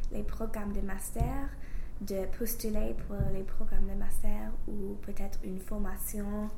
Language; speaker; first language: French; non-native, fluent; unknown